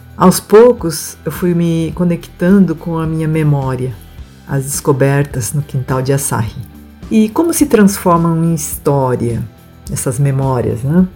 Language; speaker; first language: Portuguese; non-native, local second language; Japanese